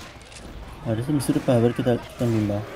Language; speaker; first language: Spanish; native; Spanish